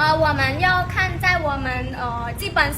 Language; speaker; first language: Chinese; non-native, fluent; Khmer